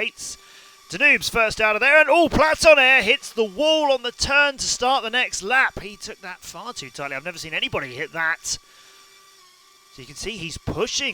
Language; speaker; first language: English; native; English